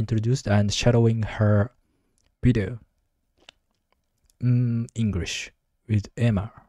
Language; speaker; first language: English; non-native, learner; Japanese